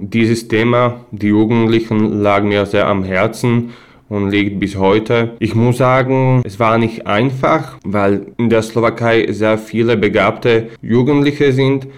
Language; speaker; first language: German; non-native, fluent; Slovak